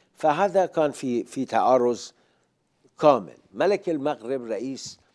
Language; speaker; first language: Arabic; non-native, fluent; Persian